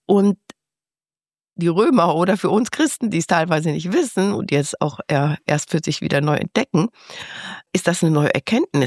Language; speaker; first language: German; native; German